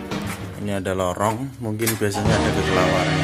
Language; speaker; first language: Indonesian; native; Indonesian